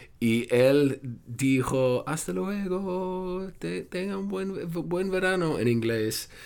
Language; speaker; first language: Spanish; non-native, fluent; English